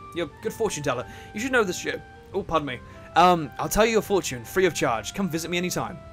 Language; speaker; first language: English; native; English